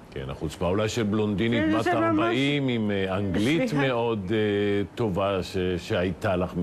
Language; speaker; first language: Hebrew; native; Hebrew